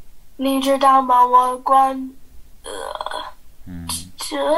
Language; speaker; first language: Chinese; non-native, learner; English